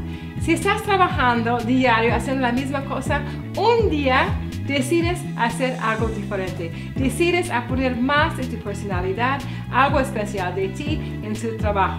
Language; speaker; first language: Spanish; non-native, learner; English